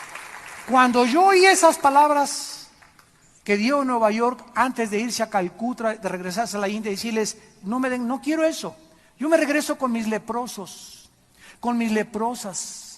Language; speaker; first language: Spanish; native; Spanish